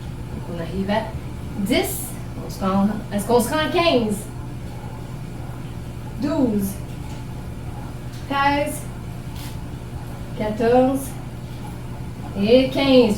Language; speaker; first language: French; native; French